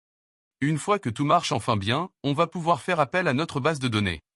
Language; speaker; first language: French; native; French